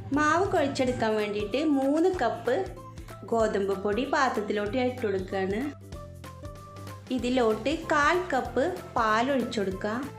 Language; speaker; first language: Malayalam; native; Malayalam